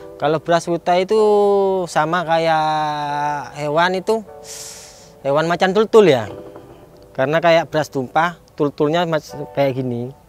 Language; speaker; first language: Indonesian; native; Indonesian